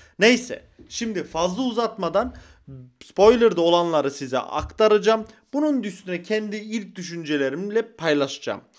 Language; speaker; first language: Turkish; early bilingual, heritage; Turkish